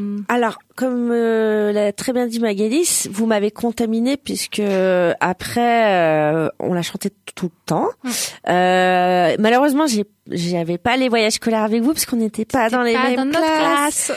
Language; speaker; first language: French; native; French